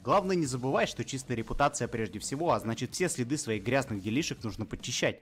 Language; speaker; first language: Russian; native; Russian